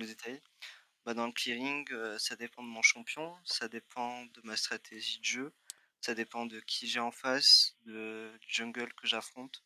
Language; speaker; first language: French; native; French